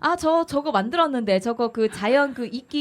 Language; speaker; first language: Korean; native; Korean